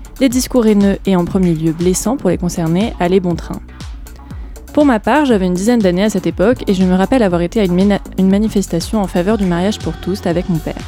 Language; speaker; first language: French; native; French